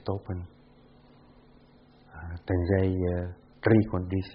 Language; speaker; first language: Dutch; non-native, fluent; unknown